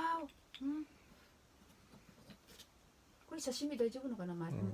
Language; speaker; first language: Japanese; non-native, local second language; Filipino